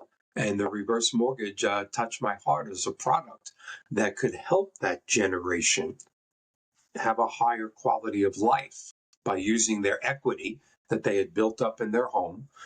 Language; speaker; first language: English; native; English